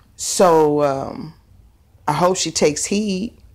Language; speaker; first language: English; native; English